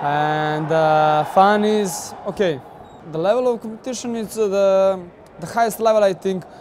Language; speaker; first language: English; non-native, learner; Serbian